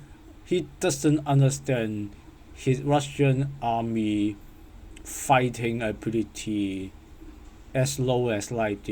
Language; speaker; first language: English; non-native, learner; Cantonese